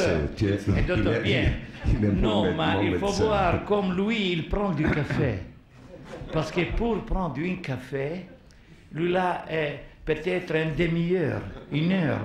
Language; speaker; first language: French; non-native, learner; Italian